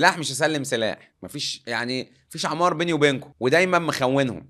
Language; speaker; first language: Arabic; native; Arabic